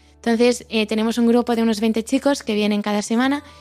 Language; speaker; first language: Spanish; native; Spanish